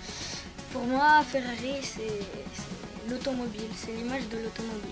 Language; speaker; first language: French; non-native, local second language; Arabic